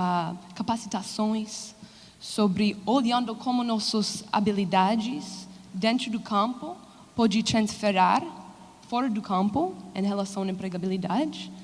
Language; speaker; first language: Portuguese; non-native, fluent; English